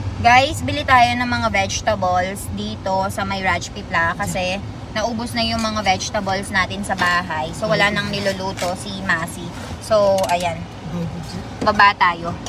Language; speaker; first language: Filipino; native; Filipino